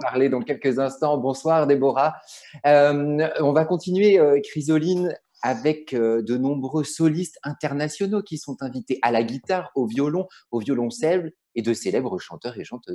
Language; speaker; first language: French; native; French